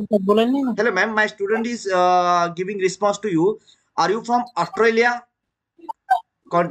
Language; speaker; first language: English; non-native, learner; Marathi